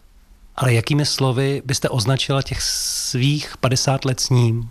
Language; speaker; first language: Czech; native; Czech